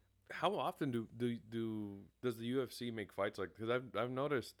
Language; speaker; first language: English; early bilingual, other home language; Spanish